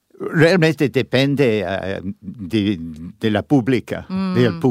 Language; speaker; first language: Italian; non-native, learner; English